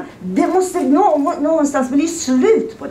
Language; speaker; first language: Swedish; non-native, fluent; Persian